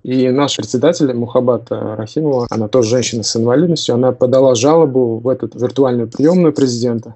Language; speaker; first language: Russian; non-native, local second language; Tajik